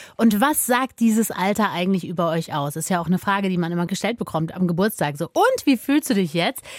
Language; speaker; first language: German; native; German